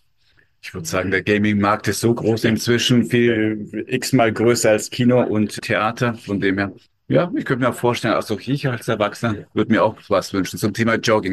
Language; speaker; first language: German; native; German